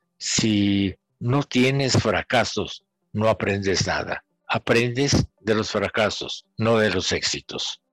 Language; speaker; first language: Spanish; native; Spanish